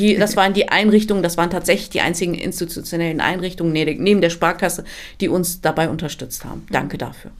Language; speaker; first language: German; early bilingual, other home language; Turkish